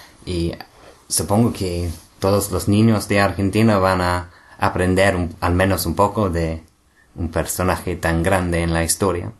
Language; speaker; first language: Spanish; non-native, fluent; English